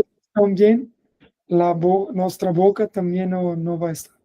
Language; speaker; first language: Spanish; non-native, fluent; Portuguese